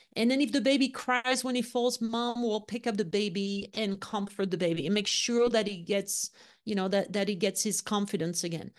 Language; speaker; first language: English; non-native, fluent; French